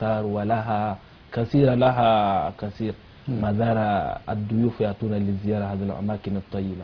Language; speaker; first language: Arabic; non-native, fluent; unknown